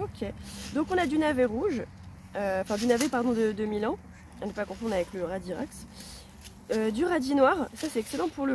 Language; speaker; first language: French; native; French